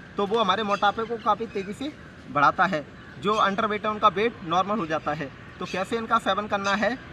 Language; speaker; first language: Hindi; native; Hindi